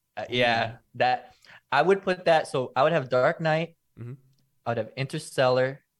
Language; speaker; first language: English; native; English